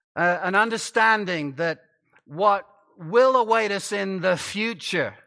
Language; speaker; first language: English; native; English